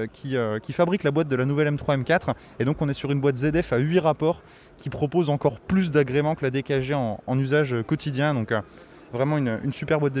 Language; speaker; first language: French; native; French